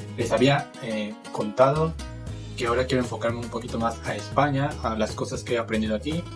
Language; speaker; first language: Spanish; native; Spanish